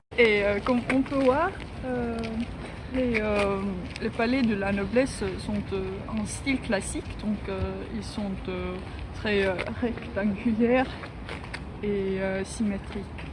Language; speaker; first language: French; non-native, learner; Estonian